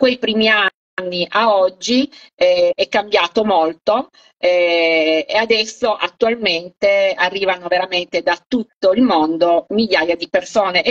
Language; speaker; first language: Italian; native; Italian